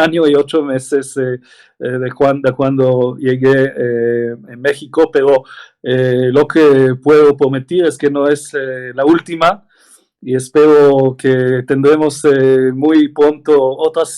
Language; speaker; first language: Spanish; non-native, fluent; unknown